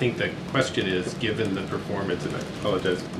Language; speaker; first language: English; native; English